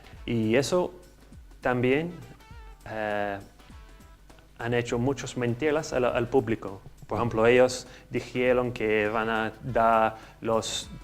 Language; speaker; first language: Spanish; non-native, learner; English